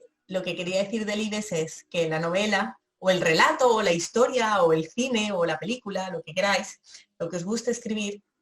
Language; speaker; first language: Spanish; native; Spanish